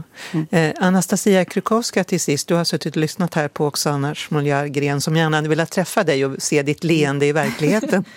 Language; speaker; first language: Swedish; native; Swedish